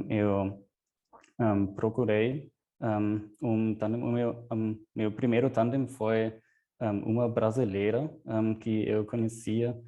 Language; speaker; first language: Portuguese; non-native, fluent; German